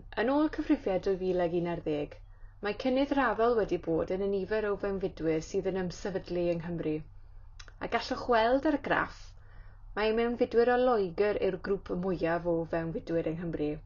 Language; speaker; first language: Welsh; native; Welsh